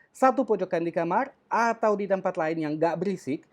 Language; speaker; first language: Indonesian; non-native, fluent; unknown